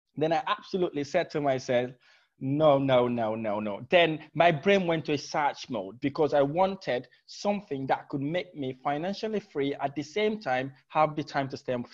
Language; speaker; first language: English; non-native, fluent; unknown